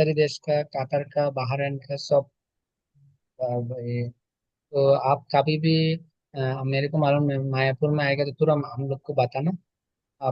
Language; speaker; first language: Hindi; non-native, learner; Bangla